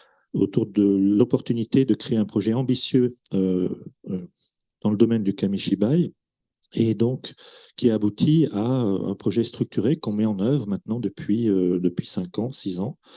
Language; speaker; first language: French; native; French